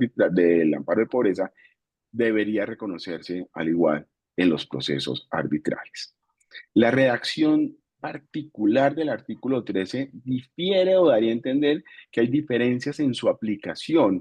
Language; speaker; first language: Spanish; native; Spanish